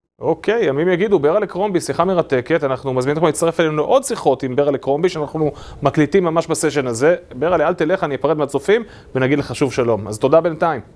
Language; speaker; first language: Hebrew; native; Hebrew